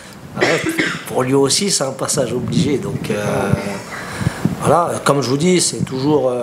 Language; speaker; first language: French; native; French